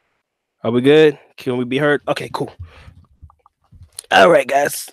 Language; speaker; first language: English; native; English